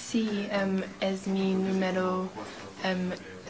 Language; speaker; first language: Spanish; non-native, learner; English